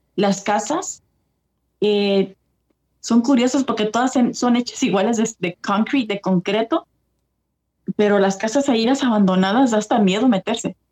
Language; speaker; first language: Spanish; early bilingual, heritage; Spanish